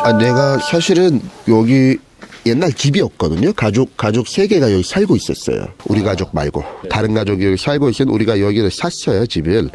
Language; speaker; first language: Korean; non-native, fluent; Turkish